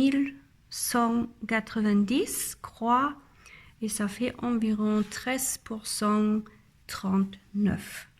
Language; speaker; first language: French; non-native, learner; German